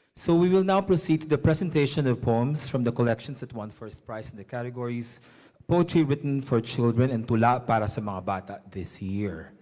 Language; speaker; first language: English; non-native, local second language; Filipino